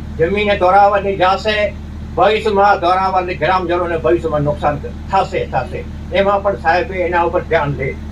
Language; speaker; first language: Gujarati; non-native, local second language; Kachhi